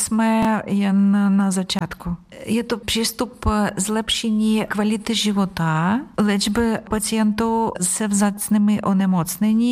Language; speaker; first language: Czech; non-native, learner; Ukrainian